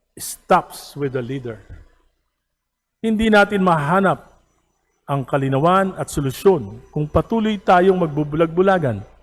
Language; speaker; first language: Filipino; native; Filipino